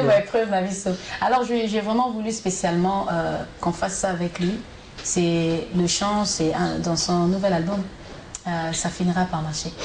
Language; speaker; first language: French; non-native, local second language; Lingala